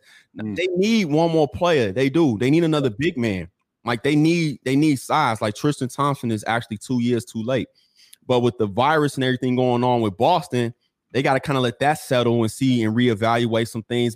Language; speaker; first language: English; native; English